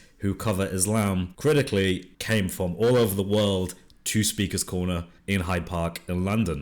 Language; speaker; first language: English; native; English